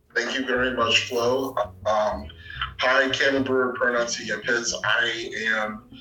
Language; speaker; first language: English; native; English